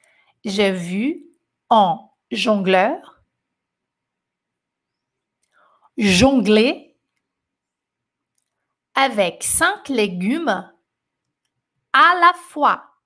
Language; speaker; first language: French; non-native, fluent; Portuguese